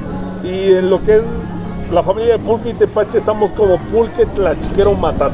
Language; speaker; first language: Spanish; native; Spanish